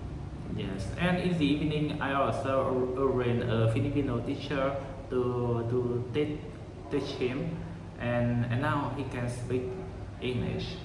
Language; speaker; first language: English; non-native, learner; Vietnamese